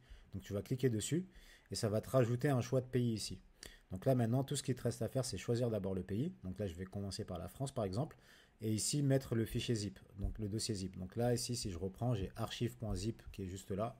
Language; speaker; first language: French; native; French